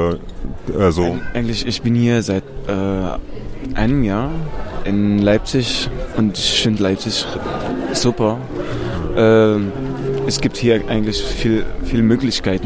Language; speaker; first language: German; non-native, learner; Arabic